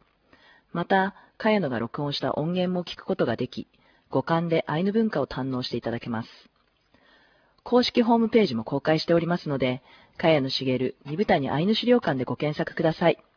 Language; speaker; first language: Japanese; native; Japanese